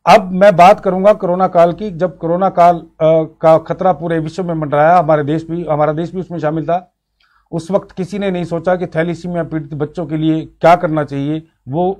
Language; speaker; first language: Hindi; native; Hindi